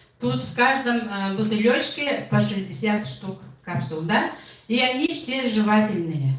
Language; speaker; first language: Russian; non-native, local second language; Yakut